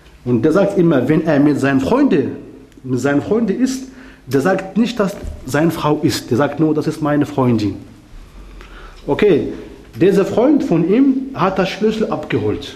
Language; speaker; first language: German; non-native, learner; Arabic